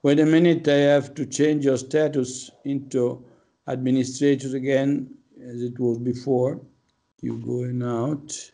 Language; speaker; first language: English; non-native, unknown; Italian